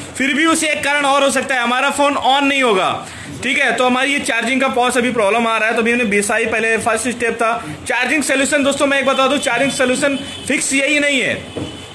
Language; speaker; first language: Hindi; native; Hindi